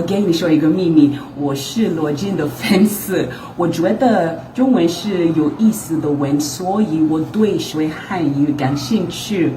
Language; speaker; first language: Chinese; non-native, learner; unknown